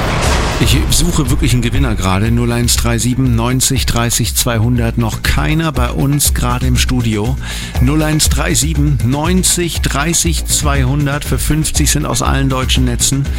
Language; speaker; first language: German; native; German